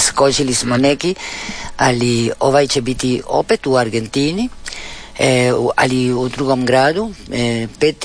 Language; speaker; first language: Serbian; early bilingual, heritage; Spanish